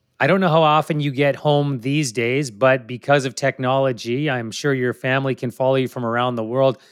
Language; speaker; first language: English; native; English